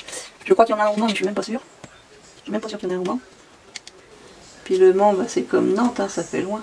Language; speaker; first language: French; native; French